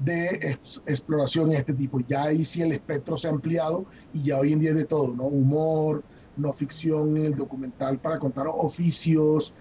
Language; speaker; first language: Spanish; native; Spanish